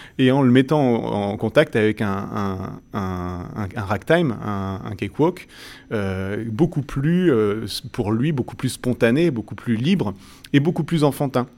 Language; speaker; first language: French; native; French